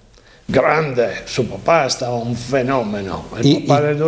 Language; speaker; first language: Spanish; non-native, learner; Italian